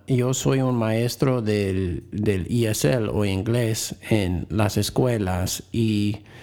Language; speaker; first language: Spanish; non-native, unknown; English